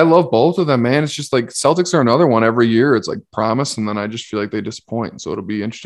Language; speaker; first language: English; native; English